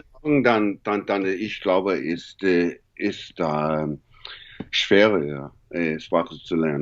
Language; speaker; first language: German; non-native, learner; English